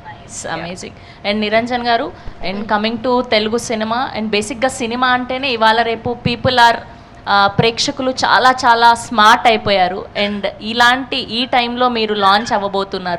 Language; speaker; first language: Telugu; native; Telugu